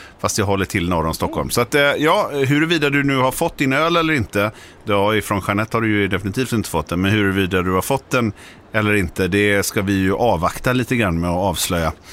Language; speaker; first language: Swedish; native; Swedish